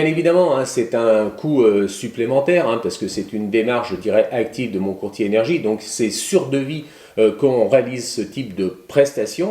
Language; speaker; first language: French; native; French